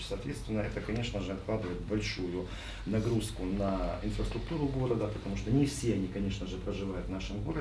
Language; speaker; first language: Russian; native; Russian